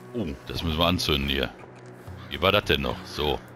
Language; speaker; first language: German; native; German